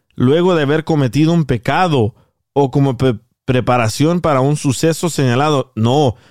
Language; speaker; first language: Spanish; native; Spanish